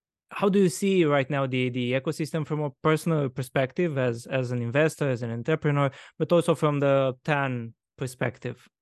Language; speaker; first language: English; non-native, fluent; Romanian